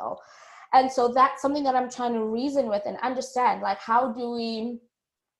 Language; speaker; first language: English; non-native, local second language; Tswana